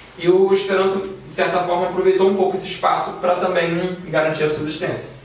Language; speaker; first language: Portuguese; native; Portuguese